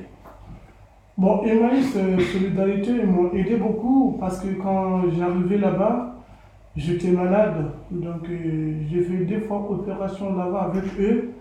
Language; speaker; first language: French; non-native, learner; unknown